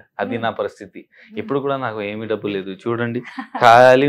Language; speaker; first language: Telugu; non-native, local second language; Hindi